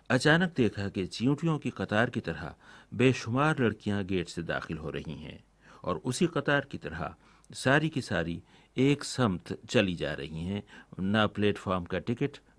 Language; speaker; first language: Urdu; native; Urdu